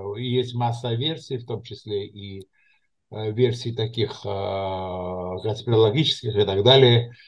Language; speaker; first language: Russian; non-native, local second language; Georgian